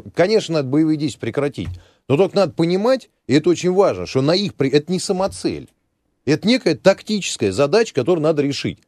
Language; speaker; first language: Russian; native; Russian